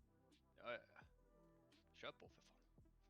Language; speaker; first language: Swedish; native; Swedish